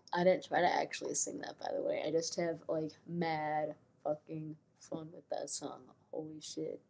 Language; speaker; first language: English; native; English